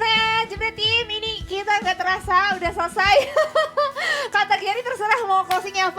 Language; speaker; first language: Indonesian; native; Indonesian